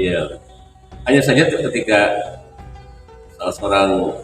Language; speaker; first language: Indonesian; native; Indonesian